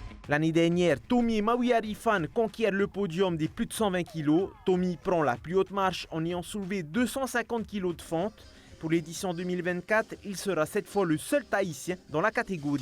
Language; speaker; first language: French; native; French